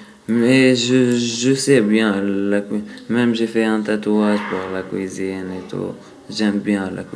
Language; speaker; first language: French; non-native, learner; Arabic